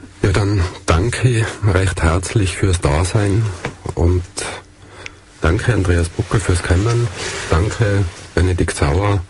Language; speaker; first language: German; native; German